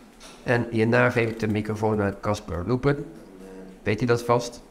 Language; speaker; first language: Dutch; native; Dutch